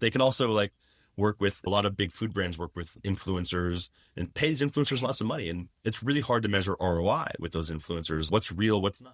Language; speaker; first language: English; native; English